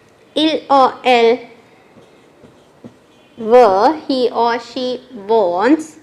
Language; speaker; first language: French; non-native, fluent; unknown